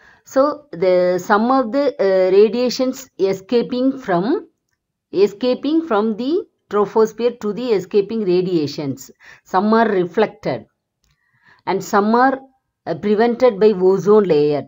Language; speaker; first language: English; non-native, local second language; Tamil